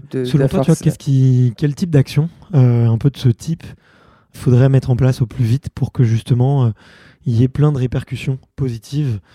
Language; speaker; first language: French; native; French